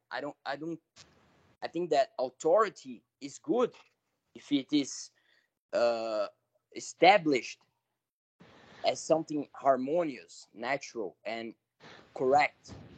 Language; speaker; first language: English; non-native, fluent; Portuguese